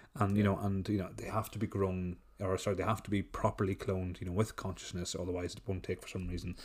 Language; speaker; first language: English; native; English